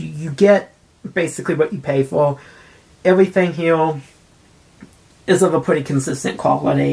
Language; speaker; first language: English; native; English